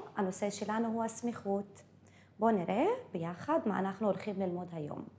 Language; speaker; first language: Hebrew; non-native, local second language; Arabic